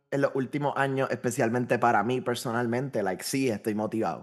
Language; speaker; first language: Spanish; native; Spanish